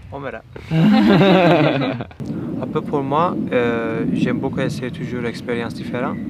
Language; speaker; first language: French; non-native, learner; Turkish